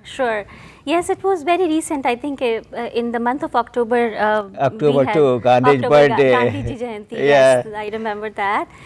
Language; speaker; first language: English; non-native, local second language; Hindi